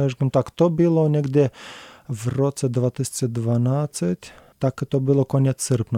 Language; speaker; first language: Czech; non-native, learner; Romanian